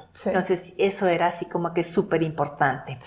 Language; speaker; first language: Spanish; non-native, local second language; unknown